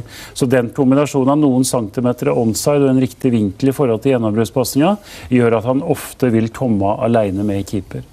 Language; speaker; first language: Norwegian; native; Norwegian